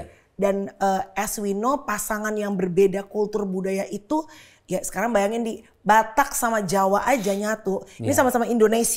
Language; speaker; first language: Indonesian; native; Indonesian